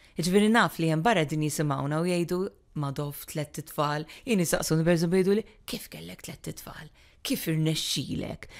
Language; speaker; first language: Maltese; native; Maltese